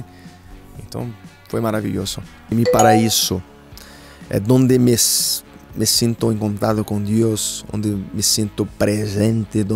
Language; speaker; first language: Spanish; non-native, fluent; Portuguese